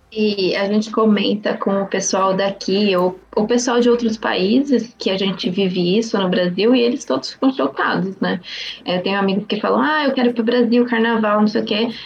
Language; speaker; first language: Portuguese; native; Portuguese